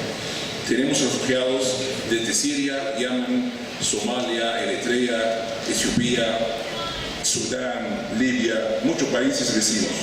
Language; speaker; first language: Spanish; non-native, fluent; Arabic